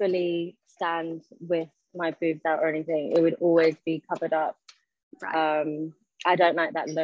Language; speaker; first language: English; native; English